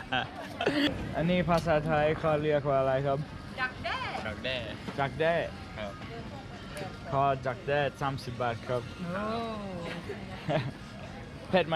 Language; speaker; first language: Thai; non-native, learner; English